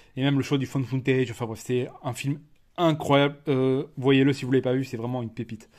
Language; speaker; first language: French; native; French